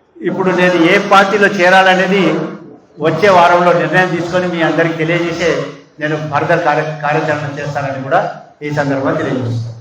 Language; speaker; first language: Telugu; non-native, local second language; Lambadi